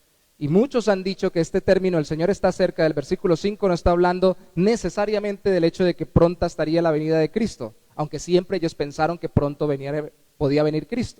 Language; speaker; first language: Spanish; native; Spanish